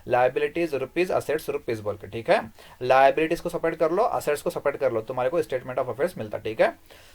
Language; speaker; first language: Hindi; non-native, local second language; Kannada